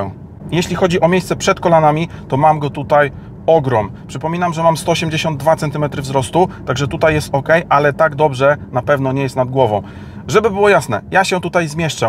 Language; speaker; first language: Polish; native; Polish